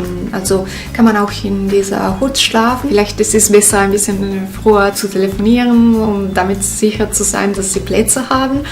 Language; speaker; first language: German; non-native, fluent; Italian